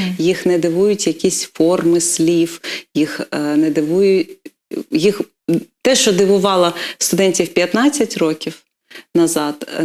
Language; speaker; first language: Ukrainian; non-native, local second language; Russian